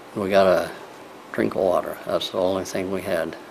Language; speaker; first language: English; native; English